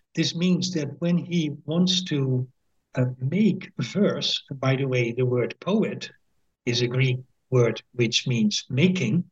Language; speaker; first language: English; non-native, fluent; Dutch